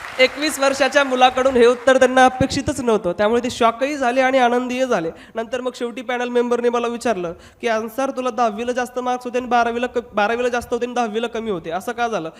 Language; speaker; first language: Marathi; non-native, local second language; Hindi